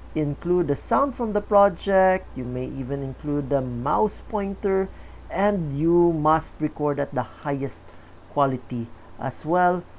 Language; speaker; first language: English; non-native, local second language; Filipino